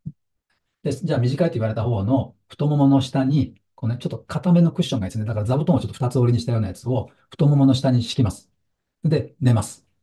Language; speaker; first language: Japanese; native; Japanese